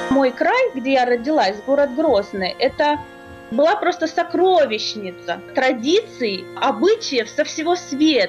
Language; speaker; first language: Russian; native; Russian